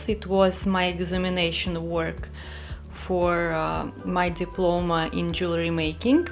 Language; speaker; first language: English; non-native, fluent; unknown